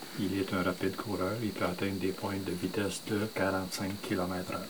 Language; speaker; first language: French; native; French